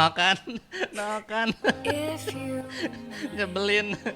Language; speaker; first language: Indonesian; native; Indonesian